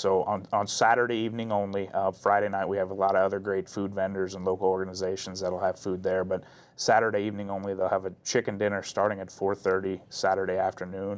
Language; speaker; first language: English; native; English